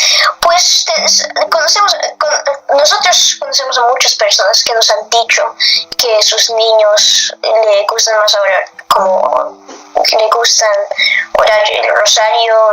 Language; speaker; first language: Spanish; non-native, fluent; English